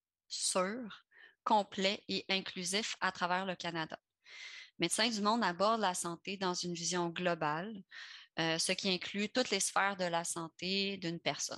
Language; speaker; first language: French; native; French